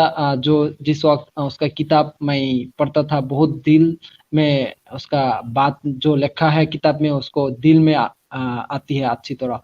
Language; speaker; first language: Hindi; non-native, learner; Bangla